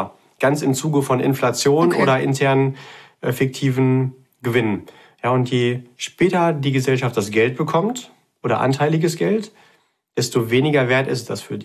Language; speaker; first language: German; native; German